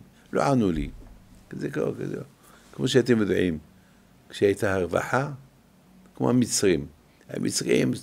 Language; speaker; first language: Hebrew; non-native, fluent; French